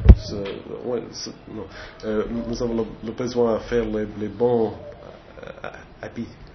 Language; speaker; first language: French; non-native, learner; English